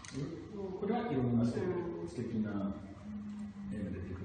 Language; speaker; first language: Japanese; non-native, fluent; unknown